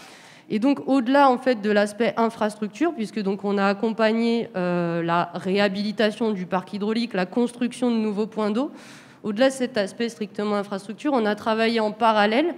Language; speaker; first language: French; native; French